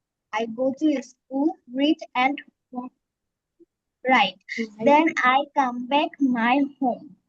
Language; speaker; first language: English; non-native, learner; Bangla